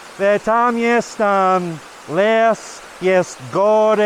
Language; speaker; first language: Russian; non-native, learner; English